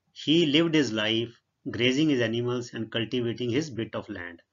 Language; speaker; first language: English; non-native, local second language; Punjabi